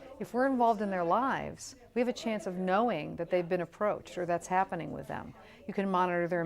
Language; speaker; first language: English; native; English